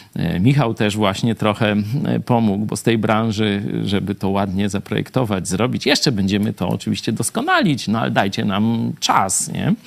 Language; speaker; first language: Polish; native; Polish